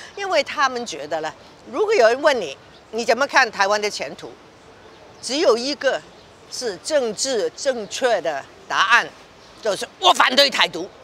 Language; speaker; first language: Chinese; non-native, local second language; Cantonese